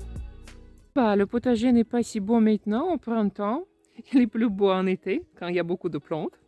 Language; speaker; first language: French; non-native, fluent; Russian